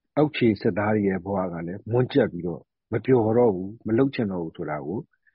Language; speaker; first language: Burmese; native; Burmese